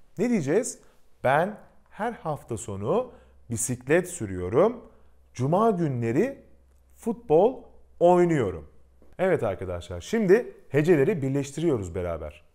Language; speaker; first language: Turkish; native; Turkish